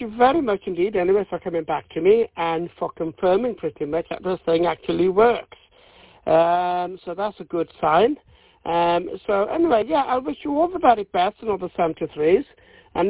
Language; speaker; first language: English; native; English